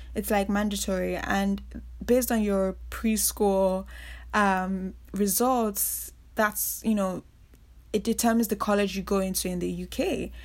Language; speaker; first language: English; non-native, local second language; Yoruba